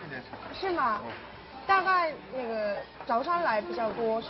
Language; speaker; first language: Chinese; non-native, learner; Japanese